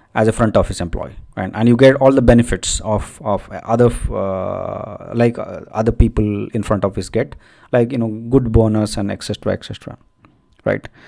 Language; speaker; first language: English; non-native, local second language; Odia